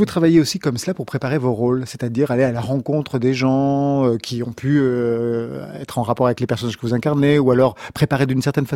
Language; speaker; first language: French; native; French